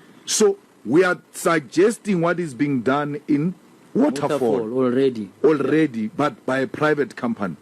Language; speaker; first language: English; non-native, local second language; Northern Sotho